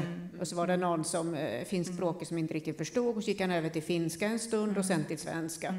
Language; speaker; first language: Swedish; native; Swedish